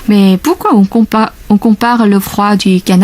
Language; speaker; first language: French; non-native, fluent; Korean